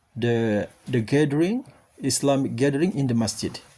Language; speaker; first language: English; non-native, learner; Indonesian